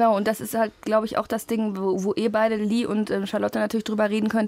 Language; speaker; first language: German; native; German